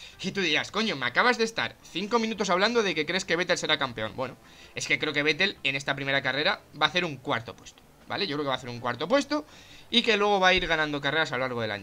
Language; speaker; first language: Spanish; native; Spanish